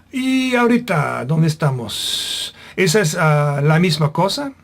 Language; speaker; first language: Spanish; non-native, fluent; English